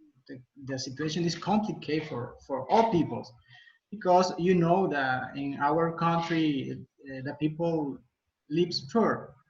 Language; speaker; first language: English; non-native, learner; Spanish